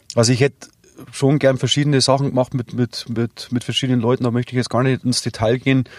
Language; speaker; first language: German; native; German